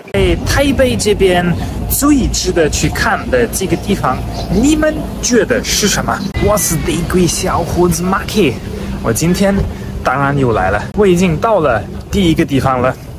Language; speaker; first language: Chinese; non-native, fluent; German